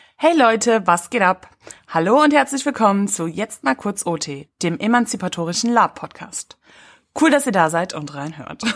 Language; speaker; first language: German; native; German